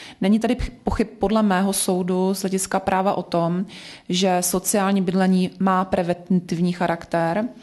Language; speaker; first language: Czech; native; Czech